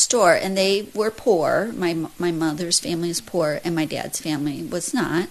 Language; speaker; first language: English; native; English